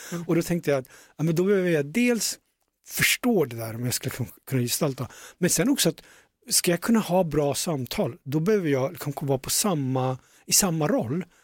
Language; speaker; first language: Swedish; early bilingual, other home language; Punjabi